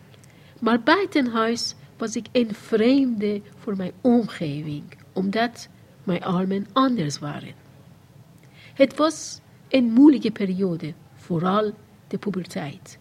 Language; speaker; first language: Dutch; non-native, fluent; Persian